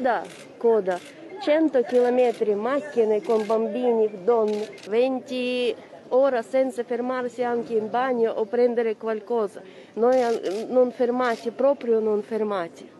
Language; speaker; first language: Italian; non-native, learner; Ukrainian